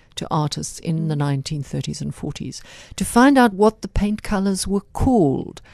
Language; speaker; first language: English; native; English